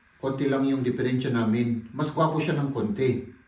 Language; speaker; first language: Filipino; native; Filipino